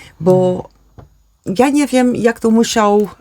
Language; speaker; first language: Polish; non-native, learner; Dutch